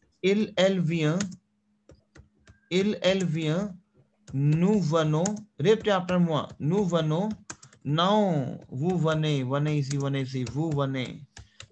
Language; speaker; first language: French; non-native, fluent; Hindi